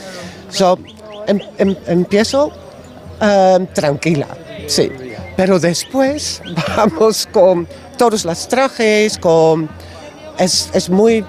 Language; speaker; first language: Spanish; non-native, learner; Dutch